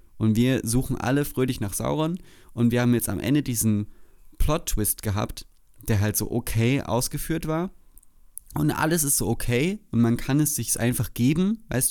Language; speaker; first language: German; native; German